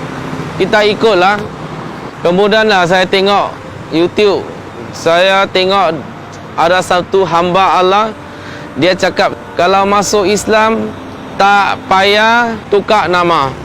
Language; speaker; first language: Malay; non-native, local second language; Chinese